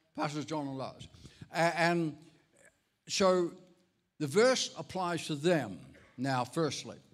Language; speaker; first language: English; native; English